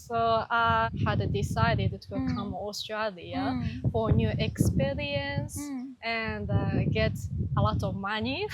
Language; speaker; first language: English; non-native, learner; Japanese